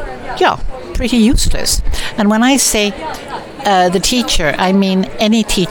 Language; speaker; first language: English; native; English